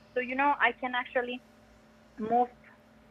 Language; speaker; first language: English; non-native, fluent; Spanish